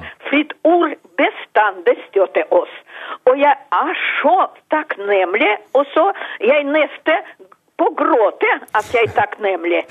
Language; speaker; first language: Norwegian; non-native, fluent; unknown